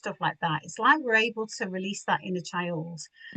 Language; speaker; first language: English; native; English